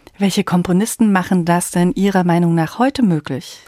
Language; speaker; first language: German; native; German